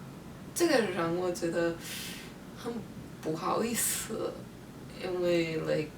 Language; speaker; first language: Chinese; non-native, learner; English